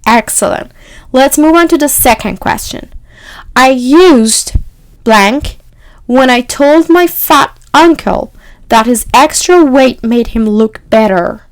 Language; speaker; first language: English; non-native, fluent; Persian